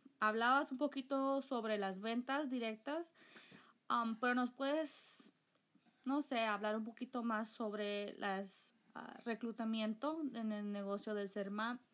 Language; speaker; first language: Spanish; early bilingual, heritage; Spanish